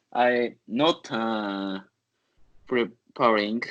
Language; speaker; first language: English; non-native, learner; Japanese